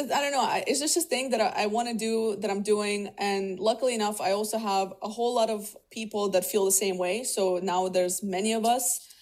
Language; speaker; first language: English; early bilingual, other home language; Russian